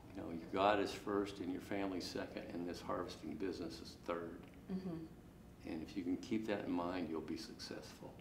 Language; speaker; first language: English; native; English